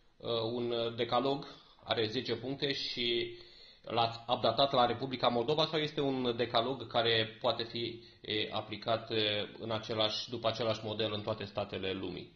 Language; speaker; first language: Romanian; native; Romanian